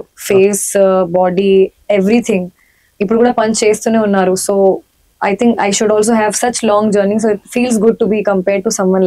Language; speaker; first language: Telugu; non-native, learner; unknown